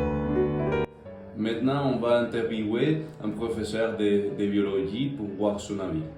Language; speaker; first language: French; non-native, fluent; Spanish